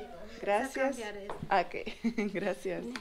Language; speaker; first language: Spanish; non-native, learner; Dutch